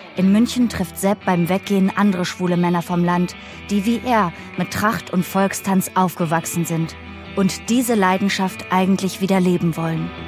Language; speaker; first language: German; native; German